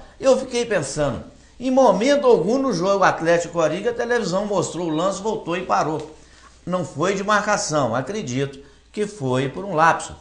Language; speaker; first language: Portuguese; native; Portuguese